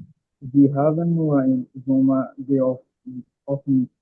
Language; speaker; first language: German; non-native, learner; Bangla